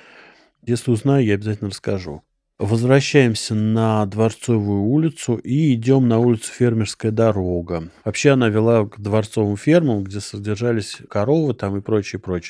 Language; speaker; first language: Russian; native; Russian